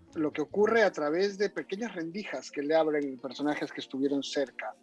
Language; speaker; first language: Spanish; native; Spanish